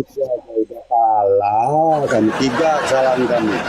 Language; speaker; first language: Indonesian; native; Indonesian